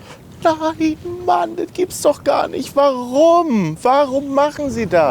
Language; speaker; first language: German; native; German